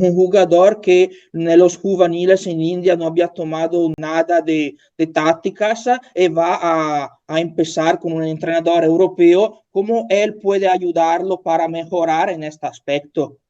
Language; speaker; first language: Spanish; non-native, learner; Italian